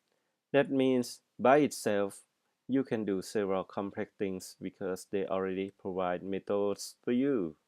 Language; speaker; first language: English; non-native, fluent; Thai